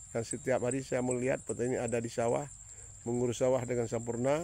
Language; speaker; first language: Indonesian; non-native, local second language; Achinese